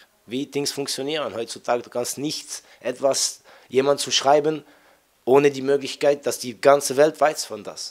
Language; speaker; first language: German; non-native, fluent; French